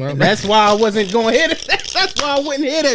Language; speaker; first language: English; native; English